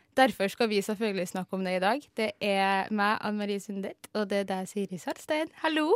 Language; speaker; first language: Norwegian; native; Norwegian